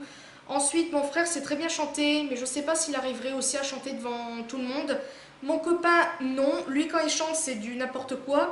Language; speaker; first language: French; native; French